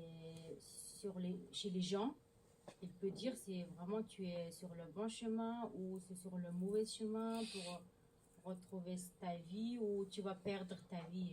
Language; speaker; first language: French; non-native, learner; Mongolian